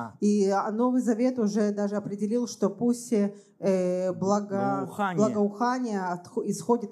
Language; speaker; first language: Russian; native; Russian